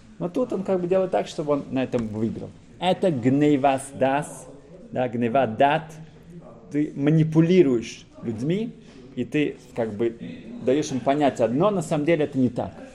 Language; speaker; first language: Russian; early bilingual, heritage; Russian